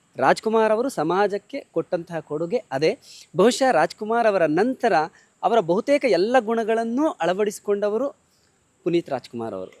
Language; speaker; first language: Kannada; native; Kannada